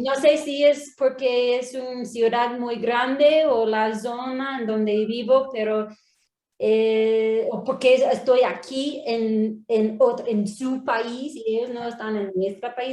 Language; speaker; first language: Spanish; non-native, learner; English